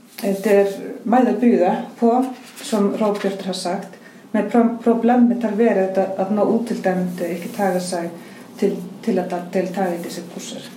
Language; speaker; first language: Swedish; non-native, fluent; Icelandic